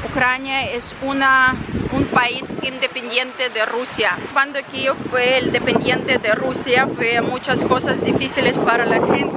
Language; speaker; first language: Spanish; non-native, fluent; Ukrainian